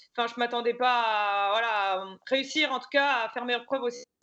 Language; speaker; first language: French; native; French